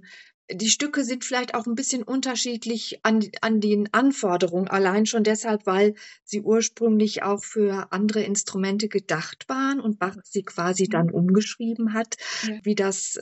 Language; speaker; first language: German; native; German